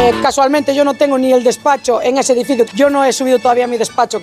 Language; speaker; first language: Spanish; native; Spanish